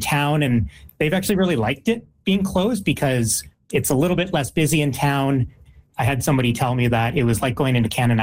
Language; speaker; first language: English; native; English